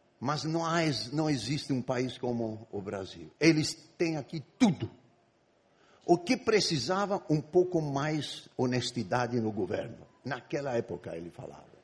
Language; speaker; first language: Portuguese; non-native, fluent; Greek